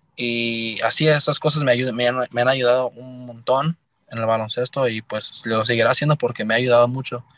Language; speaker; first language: Spanish; early bilingual, heritage; Spanish